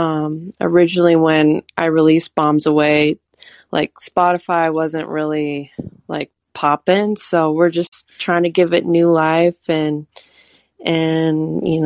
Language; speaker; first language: English; native; English